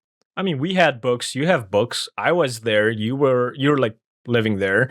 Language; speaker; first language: English; non-native, fluent; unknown